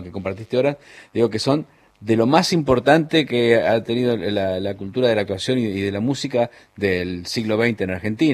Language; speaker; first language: Spanish; native; Spanish